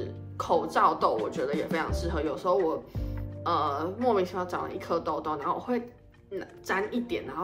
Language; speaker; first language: Chinese; native; Chinese